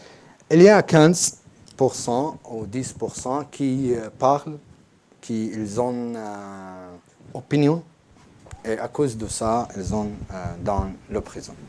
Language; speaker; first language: French; non-native, learner; Arabic